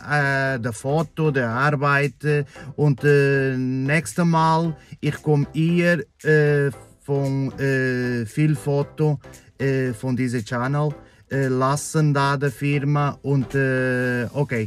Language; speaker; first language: German; non-native, learner; Portuguese